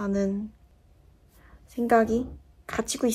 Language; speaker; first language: Korean; non-native, fluent; Chinese